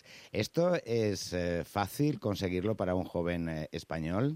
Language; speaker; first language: Spanish; native; Spanish